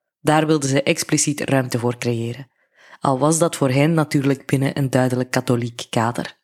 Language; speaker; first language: Dutch; native; Dutch